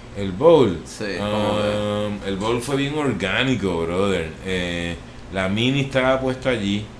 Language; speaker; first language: Spanish; native; Spanish